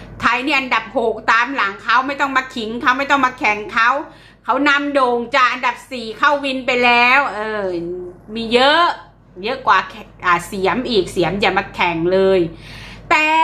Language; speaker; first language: Thai; native; Thai